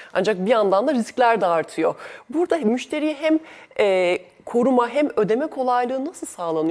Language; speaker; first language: Turkish; native; Turkish